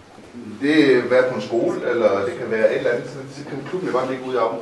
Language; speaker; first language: Danish; native; Danish